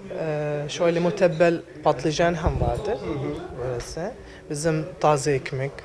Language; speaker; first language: Turkish; non-native, learner; Arabic